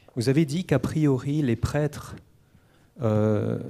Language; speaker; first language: French; native; French